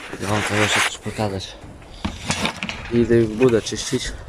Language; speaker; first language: Polish; native; Polish